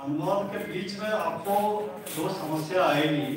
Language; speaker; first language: Hindi; non-native, local second language; Telugu